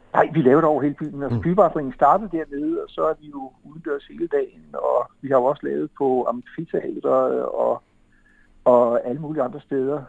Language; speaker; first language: Danish; native; Danish